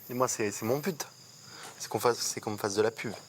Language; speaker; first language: French; native; French